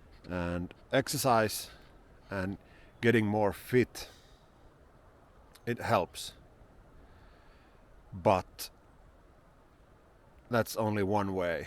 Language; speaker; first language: English; non-native, fluent; Finnish